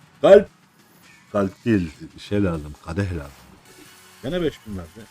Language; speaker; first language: Turkish; native; Turkish